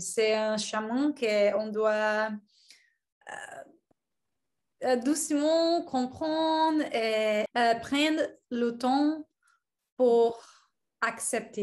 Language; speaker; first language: French; non-native, learner; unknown